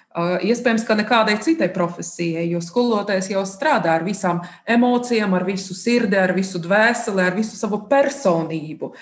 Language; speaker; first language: Latvian; non-native, fluent; Russian